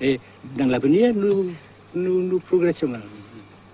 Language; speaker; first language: French; non-native, fluent; Vietnamese